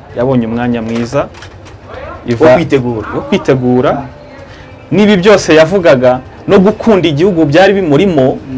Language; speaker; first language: Kinyarwanda; native; Kinyarwanda